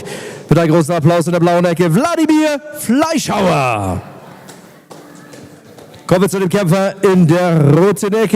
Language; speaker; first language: German; native; German